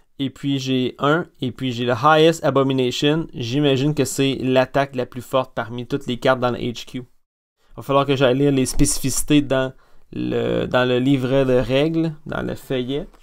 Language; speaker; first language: French; native; French